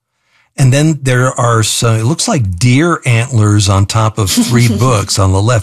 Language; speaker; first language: English; native; English